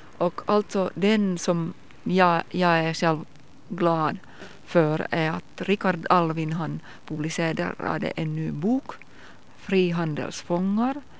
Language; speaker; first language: Swedish; non-native, local second language; Finnish